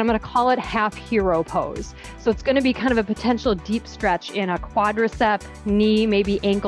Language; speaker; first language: English; native; English